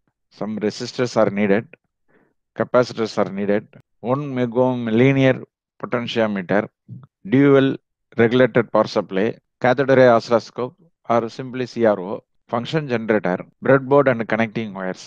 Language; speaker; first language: English; non-native, local second language; Tamil